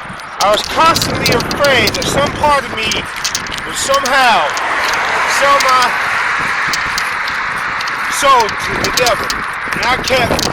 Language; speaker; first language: English; native; English